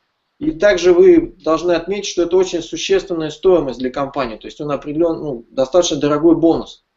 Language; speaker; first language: Russian; native; Russian